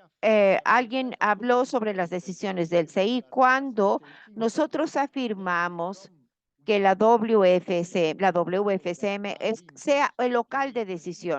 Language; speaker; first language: Spanish; non-native, fluent; Portuguese